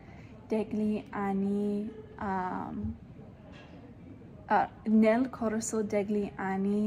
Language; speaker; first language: Italian; non-native, learner; English